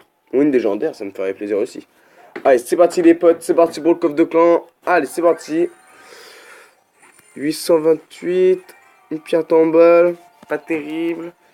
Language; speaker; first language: French; native; French